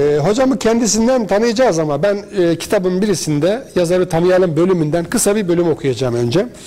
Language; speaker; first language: Turkish; native; Turkish